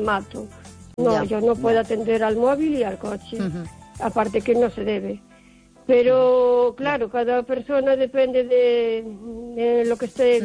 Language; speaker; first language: Spanish; native; Spanish